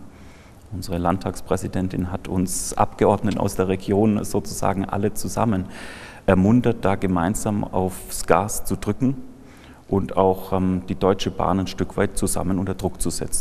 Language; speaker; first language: German; native; German